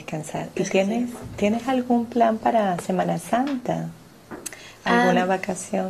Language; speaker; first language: Spanish; non-native, fluent; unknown